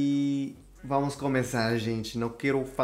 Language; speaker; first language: Portuguese; non-native, learner; Spanish